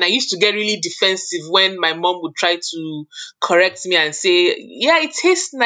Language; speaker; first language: English; non-native, local second language; Yoruba